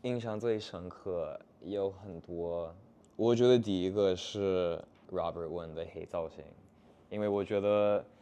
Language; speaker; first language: Chinese; non-native, fluent; English